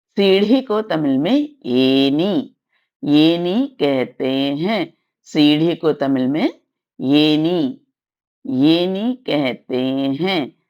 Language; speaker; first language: Hindi; non-native, local second language; Tamil